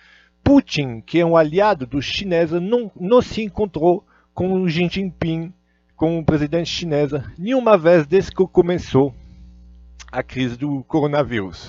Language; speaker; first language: Portuguese; non-native, fluent; Russian